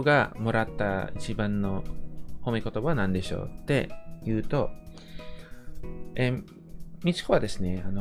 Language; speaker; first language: Japanese; non-native, fluent; English